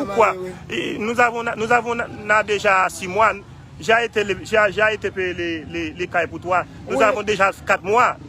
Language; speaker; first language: French; non-native, learner; Haitian Creole